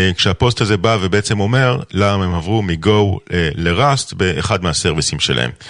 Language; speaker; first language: Hebrew; native; Hebrew